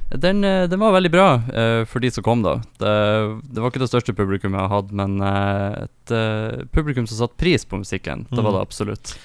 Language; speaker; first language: Norwegian; native; Norwegian